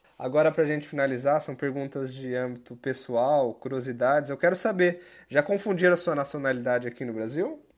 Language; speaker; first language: Portuguese; native; Portuguese